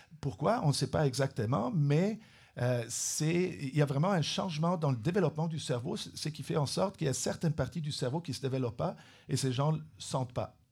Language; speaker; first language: French; non-native, fluent; German